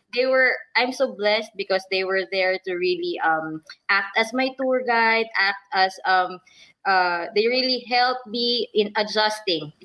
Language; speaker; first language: English; non-native, local second language; Filipino